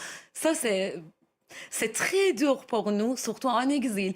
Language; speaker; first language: French; non-native, learner; Persian